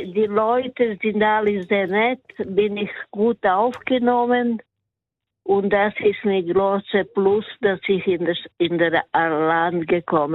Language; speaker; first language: German; non-native, fluent; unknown